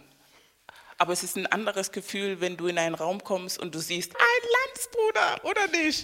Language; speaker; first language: German; non-native, fluent; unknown